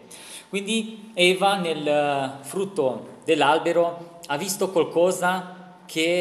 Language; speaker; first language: Italian; non-native, fluent; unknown